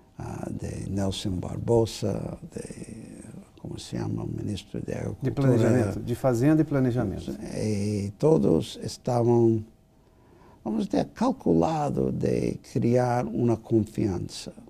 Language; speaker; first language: Portuguese; non-native, fluent; English